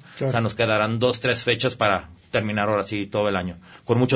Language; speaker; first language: Spanish; native; Spanish